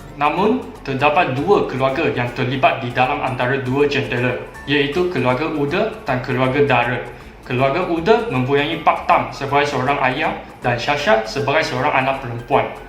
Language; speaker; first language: Malay; non-native, local second language; Chinese